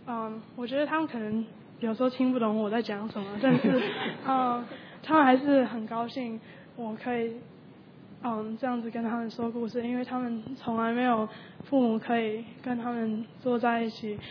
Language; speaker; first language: Chinese; early bilingual, heritage; Chinese